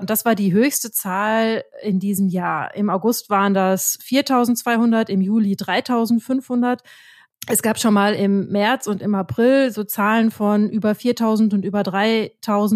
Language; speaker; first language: German; native; German